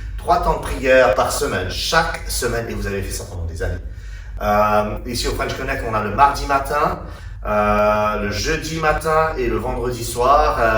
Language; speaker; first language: French; native; French